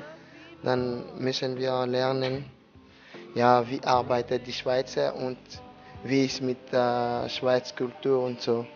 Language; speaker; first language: German; non-native, learner; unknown